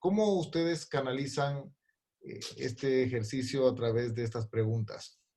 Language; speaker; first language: Spanish; native; Spanish